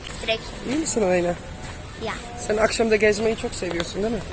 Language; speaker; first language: Turkish; non-native, fluent; Dutch